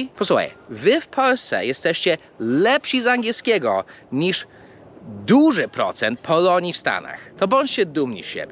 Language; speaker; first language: Polish; early bilingual, heritage; English